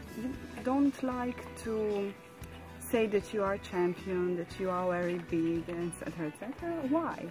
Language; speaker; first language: English; non-native, learner; Serbian